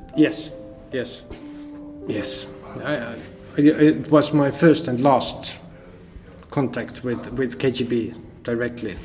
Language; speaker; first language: English; non-native, learner; Estonian